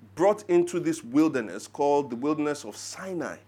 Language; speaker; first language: English; non-native, local second language; Yoruba